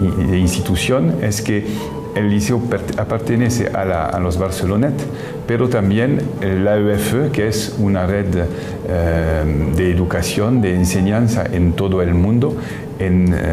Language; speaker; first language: Spanish; non-native, fluent; French